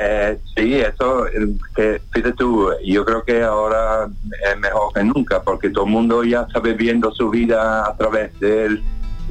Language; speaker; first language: Spanish; non-native, fluent; English